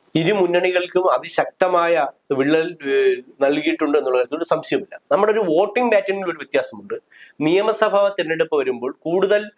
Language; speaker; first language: Malayalam; native; Malayalam